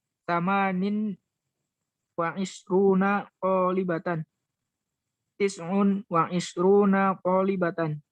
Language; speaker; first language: Arabic; non-native, learner; Indonesian